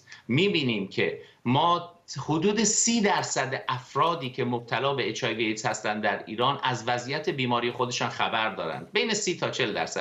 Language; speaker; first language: Persian; native; Persian